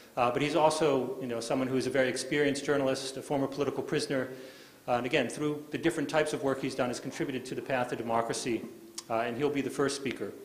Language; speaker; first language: English; native; English